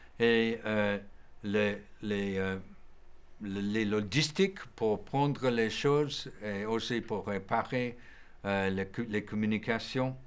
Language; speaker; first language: French; non-native, learner; English